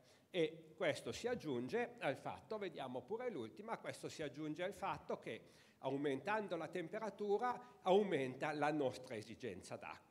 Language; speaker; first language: Italian; native; Italian